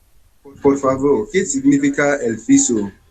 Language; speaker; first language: Spanish; non-native, learner; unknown